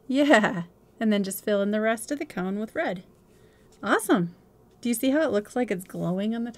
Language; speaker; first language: English; native; English